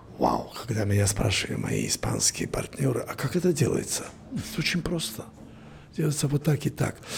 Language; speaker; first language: Russian; non-native, local second language; Spanish